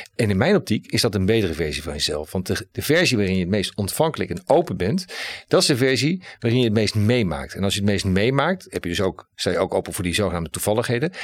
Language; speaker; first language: Dutch; native; Dutch